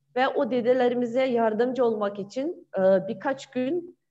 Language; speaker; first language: Turkish; non-native, fluent; Chinese